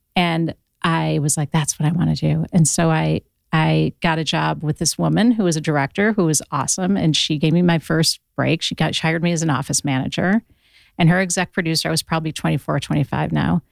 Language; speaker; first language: English; native; English